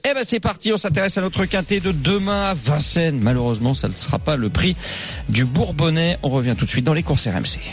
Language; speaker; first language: French; native; French